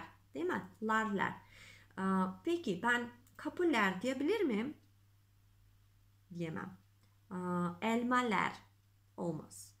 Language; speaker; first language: Turkish; non-native, fluent; Macedonian